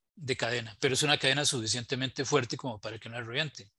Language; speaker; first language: Spanish; native; Spanish